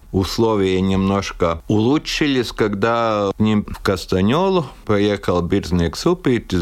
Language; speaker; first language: Russian; non-native, local second language; Latvian